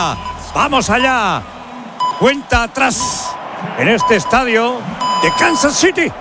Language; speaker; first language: Spanish; native; Spanish